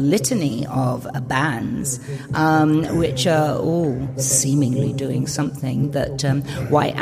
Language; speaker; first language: English; native; English